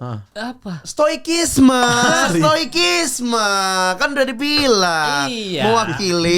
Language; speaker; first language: Indonesian; native; Indonesian